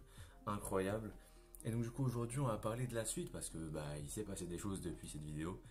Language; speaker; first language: French; native; French